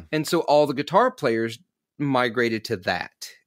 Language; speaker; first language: English; native; English